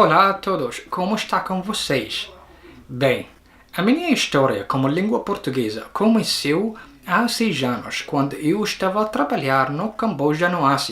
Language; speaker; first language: Portuguese; non-native, learner; Arabic